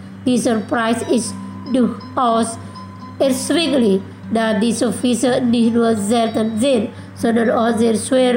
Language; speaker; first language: German; non-native, fluent; Indonesian